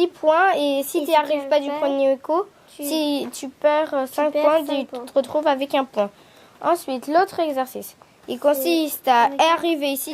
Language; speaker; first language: French; native; French